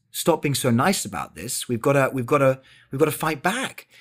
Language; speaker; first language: English; native; English